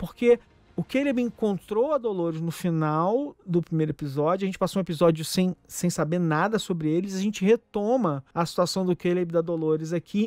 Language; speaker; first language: Portuguese; native; Portuguese